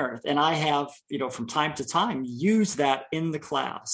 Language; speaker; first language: English; native; English